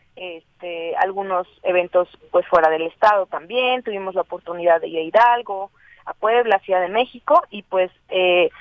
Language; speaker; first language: Spanish; native; Spanish